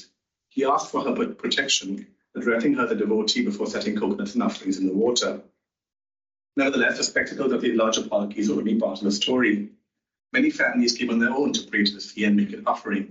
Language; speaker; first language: English; non-native, local second language; Hindi